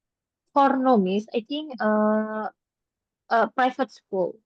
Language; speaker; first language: English; non-native, learner; Indonesian